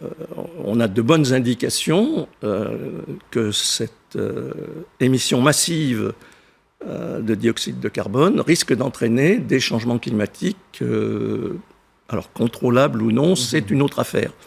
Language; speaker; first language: French; native; French